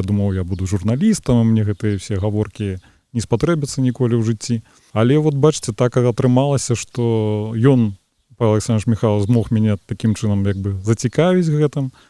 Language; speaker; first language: Belarusian; native; Belarusian